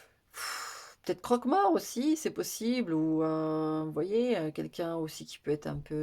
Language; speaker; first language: French; native; French